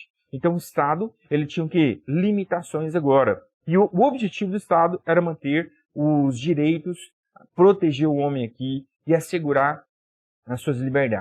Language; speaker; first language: Portuguese; native; Portuguese